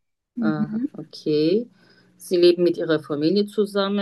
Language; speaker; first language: German; non-native, fluent; Turkish